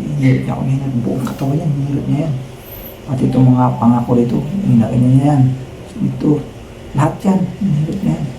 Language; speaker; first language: Filipino; non-native, local second language; Cebuano